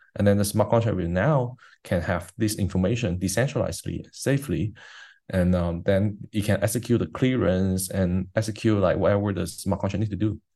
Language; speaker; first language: English; non-native, fluent; Chinese